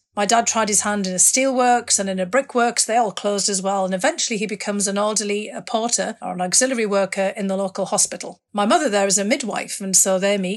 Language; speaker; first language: English; native; English